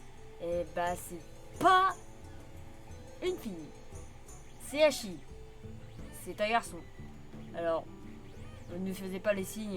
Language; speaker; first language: French; native; French